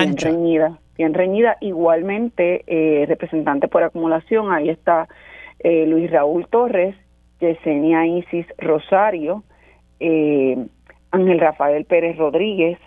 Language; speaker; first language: Spanish; native; Spanish